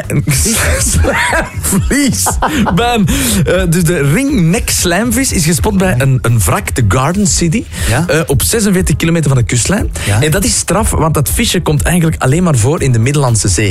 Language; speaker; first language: Dutch; native; Dutch